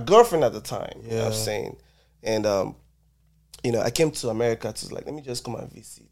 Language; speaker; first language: English; non-native, local second language; Igbo